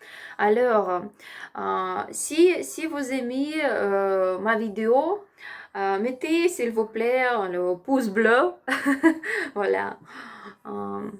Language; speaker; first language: French; non-native, learner; Ukrainian